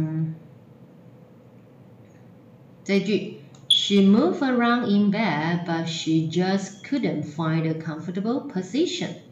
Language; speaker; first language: English; non-native, fluent; Chinese